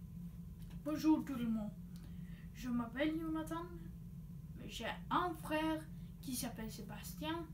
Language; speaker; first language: French; non-native, learner; Swedish